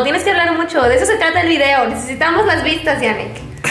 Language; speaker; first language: Spanish; native; Spanish